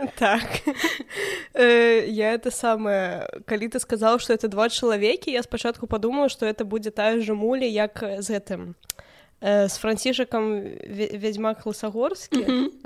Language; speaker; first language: Belarusian; non-native, local second language; Russian